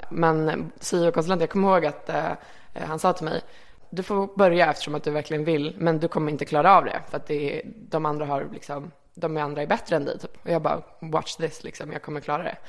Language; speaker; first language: Swedish; early bilingual, other home language; Icelandic